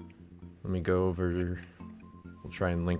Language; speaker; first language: English; native; English